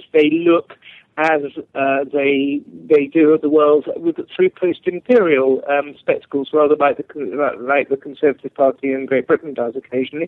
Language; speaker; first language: English; native; English